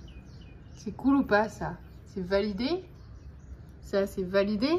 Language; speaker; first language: French; native; French